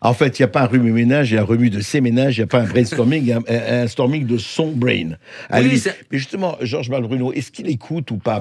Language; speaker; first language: French; native; French